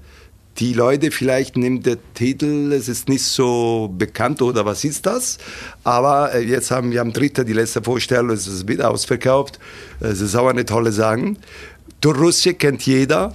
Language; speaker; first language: German; non-native, fluent; Italian